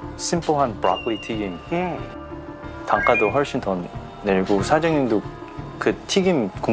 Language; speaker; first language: Korean; early bilingual, heritage; English